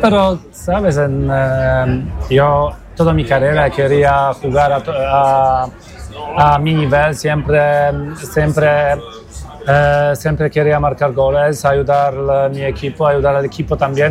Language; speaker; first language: Spanish; non-native, learner; Polish